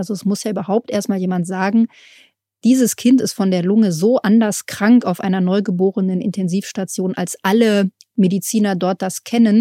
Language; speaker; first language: German; native; German